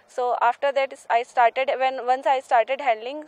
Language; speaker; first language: Hindi; native; Hindi